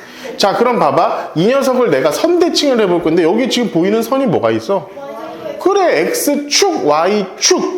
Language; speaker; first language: Korean; native; Korean